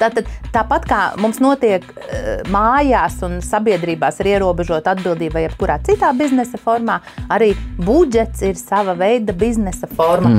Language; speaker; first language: Latvian; native; Latvian